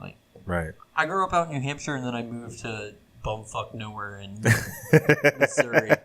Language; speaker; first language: English; native; English